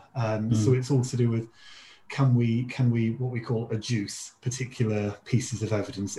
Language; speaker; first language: English; native; English